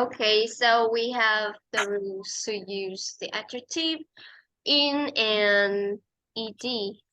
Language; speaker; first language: English; non-native, fluent; Vietnamese